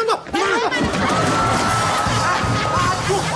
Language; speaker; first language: Indonesian; native; Indonesian